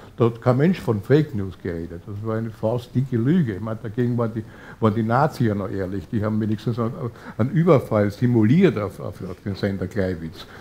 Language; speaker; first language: German; native; German